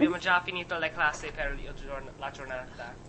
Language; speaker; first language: Italian; non-native, learner; English